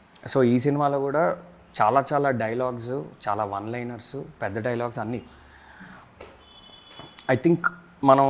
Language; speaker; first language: Telugu; native; Telugu